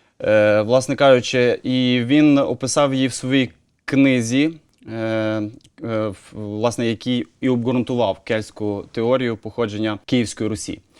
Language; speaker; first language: Ukrainian; native; Ukrainian